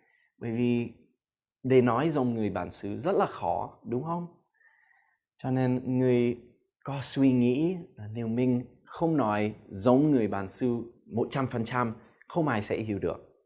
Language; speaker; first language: Vietnamese; non-native, fluent; English